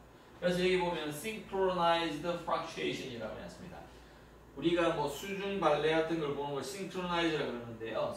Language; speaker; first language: Korean; native; Korean